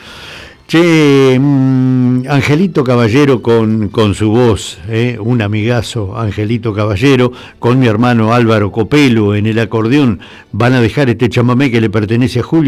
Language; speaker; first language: Spanish; native; Spanish